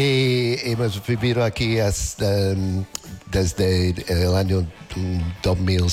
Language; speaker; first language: Spanish; non-native, learner; English